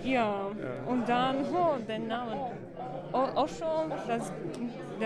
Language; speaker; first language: German; non-native, fluent; Polish